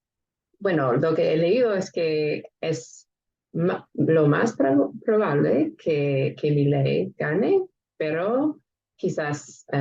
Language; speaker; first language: Spanish; non-native, fluent; English